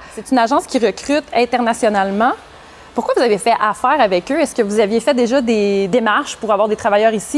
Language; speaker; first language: French; native; French